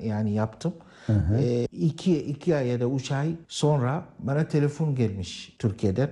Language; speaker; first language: Turkish; non-native, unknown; Arabic